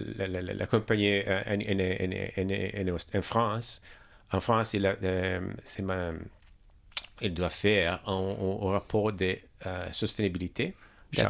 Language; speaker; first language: French; non-native, learner; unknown